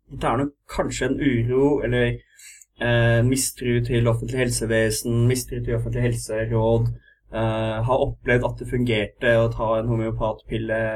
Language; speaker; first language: Norwegian; native; Norwegian